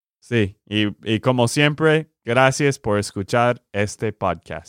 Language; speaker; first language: Spanish; non-native, learner; English